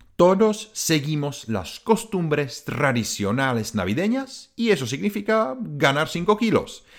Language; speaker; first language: Spanish; non-native, fluent; Czech